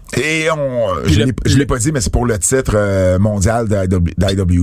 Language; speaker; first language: French; native; French